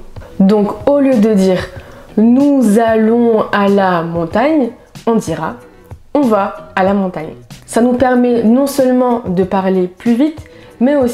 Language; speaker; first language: French; native; French